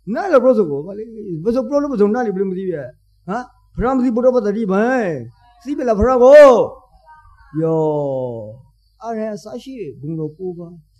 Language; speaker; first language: Burmese; native; Burmese